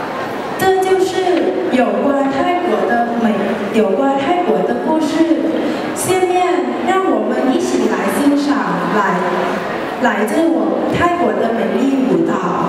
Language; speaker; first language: Chinese; non-native, learner; Thai